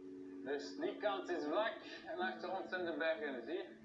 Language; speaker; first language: Dutch; non-native, local second language; French